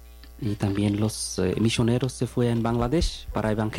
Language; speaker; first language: Spanish; non-native, learner; Bangla